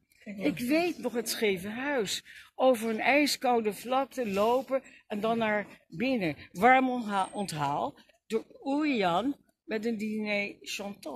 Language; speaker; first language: Dutch; native; Dutch